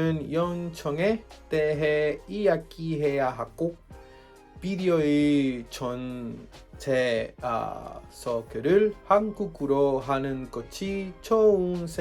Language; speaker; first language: Korean; non-native, learner; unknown